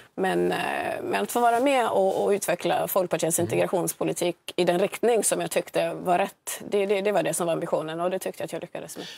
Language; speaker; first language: Swedish; early bilingual, other home language; Swahili